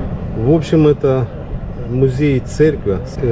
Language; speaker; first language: Russian; native; Russian